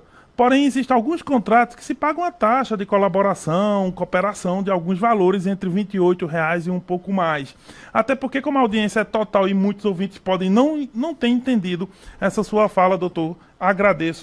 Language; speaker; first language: Portuguese; native; Portuguese